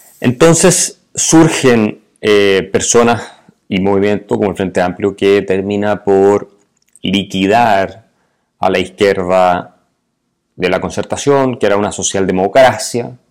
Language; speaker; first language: Spanish; native; Spanish